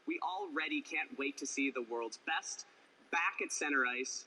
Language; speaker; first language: English; native; English